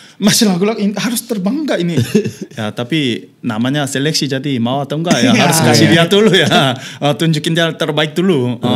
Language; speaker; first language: Indonesian; non-native, fluent; Korean